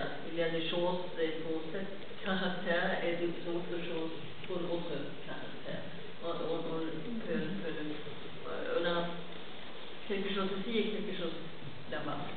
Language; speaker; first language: French; non-native, learner; Swedish